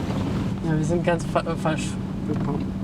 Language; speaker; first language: German; non-native, fluent; Armenian